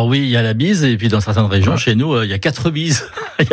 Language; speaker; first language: French; native; French